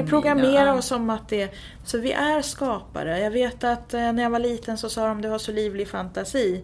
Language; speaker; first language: Swedish; native; Swedish